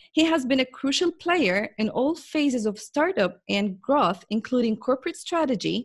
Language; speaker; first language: English; non-native, fluent; Arabic